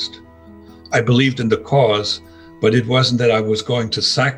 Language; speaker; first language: English; non-native, fluent; German